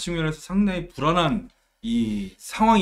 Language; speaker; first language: Korean; native; Korean